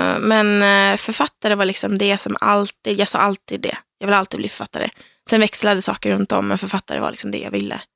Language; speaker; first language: Swedish; native; Swedish